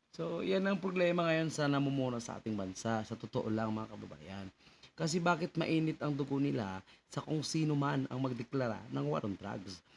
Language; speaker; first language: Filipino; native; Filipino